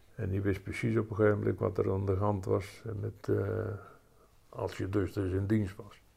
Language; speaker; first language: Dutch; native; Dutch